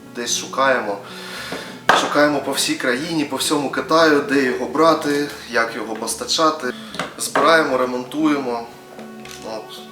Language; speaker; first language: Ukrainian; native; Ukrainian